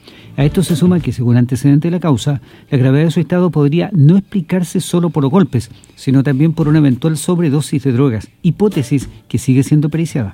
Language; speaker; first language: Spanish; native; Spanish